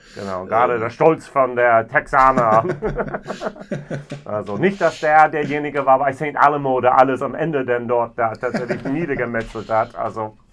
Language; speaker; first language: German; non-native, fluent; English